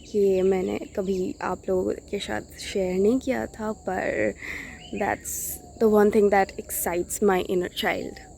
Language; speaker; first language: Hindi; non-native, local second language; Odia